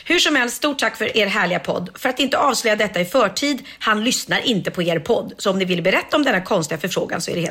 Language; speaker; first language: Swedish; native; Swedish